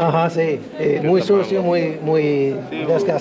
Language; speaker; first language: Spanish; non-native, learner; English